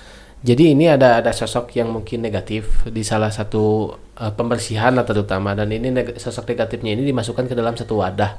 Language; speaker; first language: Indonesian; native; Indonesian